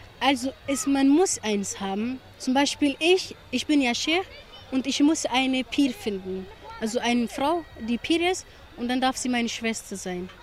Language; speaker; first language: German; early bilingual, other home language; Kurdish